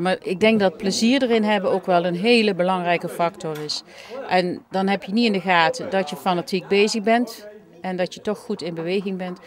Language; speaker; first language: Dutch; native; Dutch